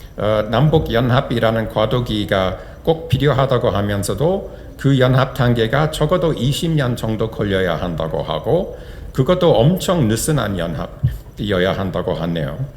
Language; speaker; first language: Korean; non-native, fluent; English